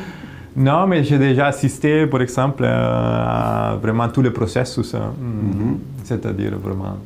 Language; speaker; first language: French; non-native, fluent; Italian